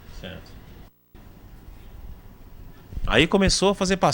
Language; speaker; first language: Portuguese; native; Portuguese